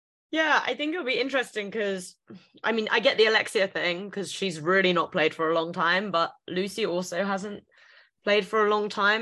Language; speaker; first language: English; native; English